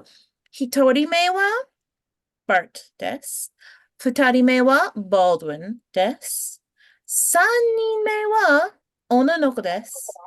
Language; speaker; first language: Japanese; non-native, fluent; English